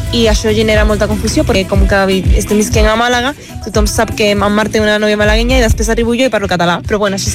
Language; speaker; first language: Catalan; non-native, local second language; Spanish